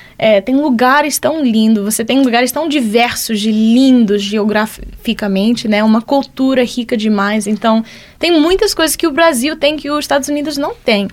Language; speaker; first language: Portuguese; early bilingual, heritage; Portuguese